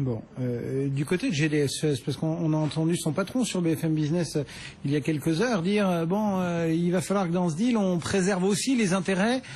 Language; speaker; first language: French; native; French